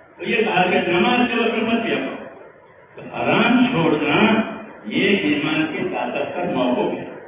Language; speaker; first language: Urdu; non-native, local second language; Gujarati